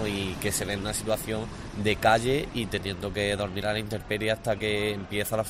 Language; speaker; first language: Spanish; native; Spanish